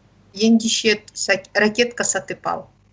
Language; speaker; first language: Kazakh; non-native, learner; Russian